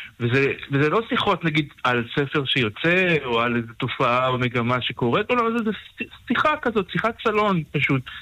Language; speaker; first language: Hebrew; native; Hebrew